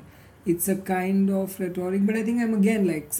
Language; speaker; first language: English; non-native, local second language; Marathi